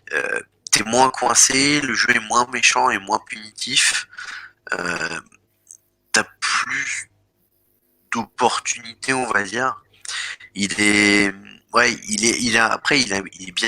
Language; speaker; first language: French; native; French